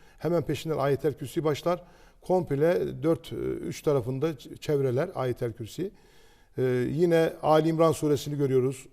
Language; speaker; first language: Turkish; native; Turkish